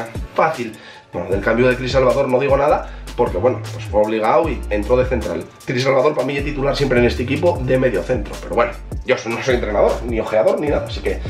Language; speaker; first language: Spanish; native; Spanish